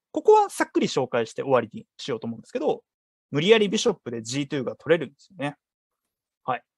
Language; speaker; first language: Japanese; native; Japanese